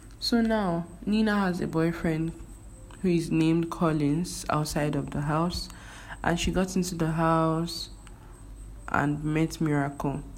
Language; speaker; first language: English; non-native, local second language; Igbo